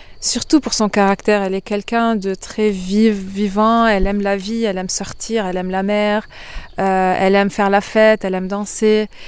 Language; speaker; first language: French; non-native, local second language; Arabic